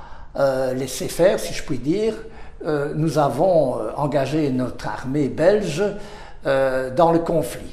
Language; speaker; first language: French; native; French